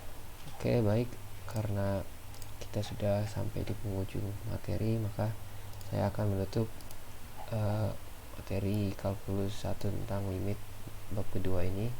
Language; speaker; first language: Indonesian; native; Indonesian